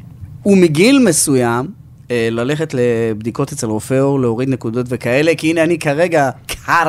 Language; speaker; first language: Hebrew; native; Hebrew